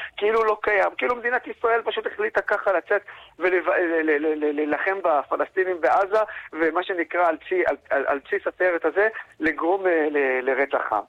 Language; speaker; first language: Hebrew; non-native, local second language; Arabic